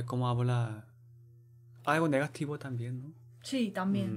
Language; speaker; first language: Spanish; non-native, learner; Korean